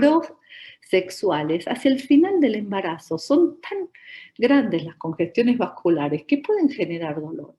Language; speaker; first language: Spanish; native; Spanish